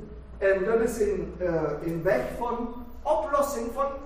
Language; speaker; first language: Dutch; non-native, fluent; German